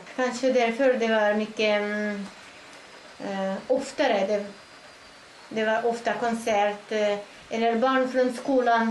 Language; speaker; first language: Swedish; non-native, fluent; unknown